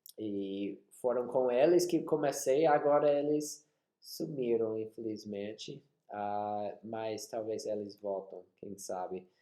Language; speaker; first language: Portuguese; non-native, fluent; English